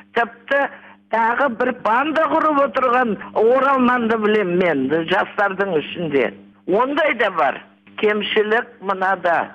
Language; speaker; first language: Kazakh; native; Kazakh